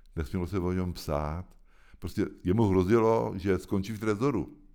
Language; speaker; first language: Czech; native; Czech